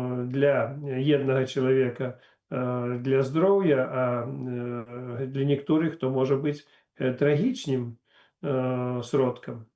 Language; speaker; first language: Polish; non-native, learner; Russian